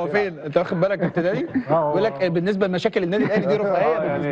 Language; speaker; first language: Arabic; native; Arabic